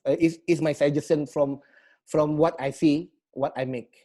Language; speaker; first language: English; non-native, learner; Indonesian